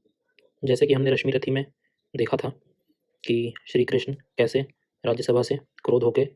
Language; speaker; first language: Hindi; native; Hindi